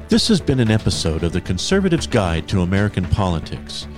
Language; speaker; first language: English; native; English